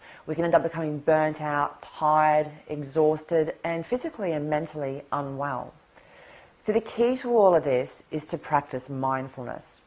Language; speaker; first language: English; native; English